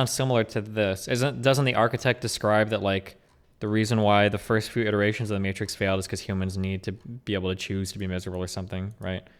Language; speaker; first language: English; native; English